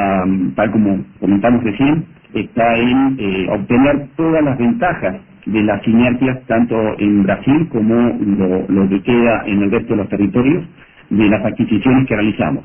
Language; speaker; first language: Spanish; native; Spanish